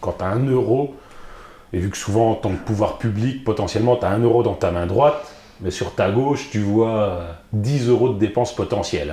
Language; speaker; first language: French; native; French